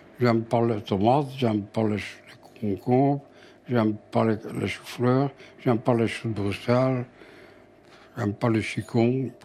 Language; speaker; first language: French; native; French